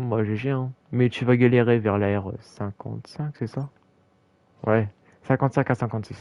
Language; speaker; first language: French; native; French